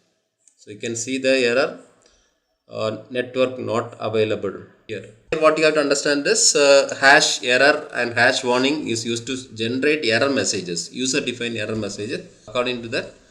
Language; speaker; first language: English; non-native, local second language; Tamil